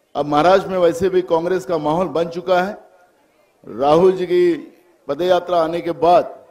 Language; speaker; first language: Hindi; non-native, local second language; Marathi